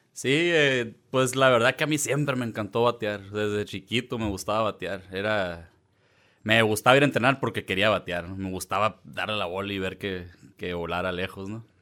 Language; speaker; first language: Spanish; early bilingual, heritage; Spanish